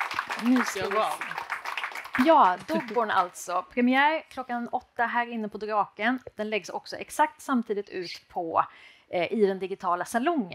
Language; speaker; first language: Swedish; native; Swedish